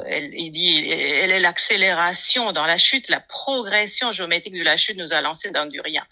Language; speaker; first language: French; non-native, fluent; Romanian